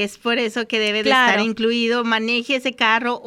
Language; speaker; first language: Spanish; native; Spanish